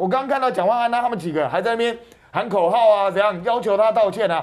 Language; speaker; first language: Chinese; native; Chinese